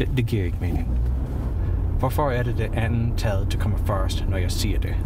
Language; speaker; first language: Danish; non-native, learner; English